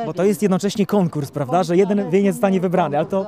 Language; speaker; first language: Polish; native; Polish